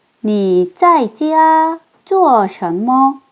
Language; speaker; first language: Chinese; non-native, fluent; Korean